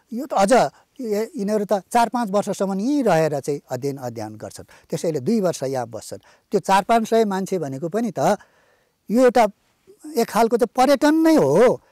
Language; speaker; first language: Nepali; native; Nepali